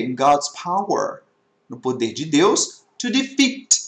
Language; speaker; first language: English; non-native, fluent; Portuguese